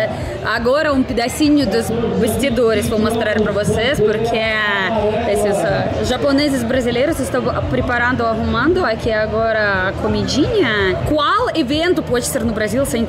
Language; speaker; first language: Portuguese; non-native, fluent; Russian